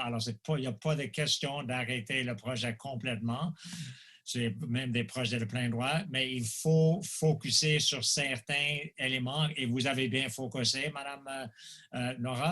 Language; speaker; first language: French; non-native, local second language; English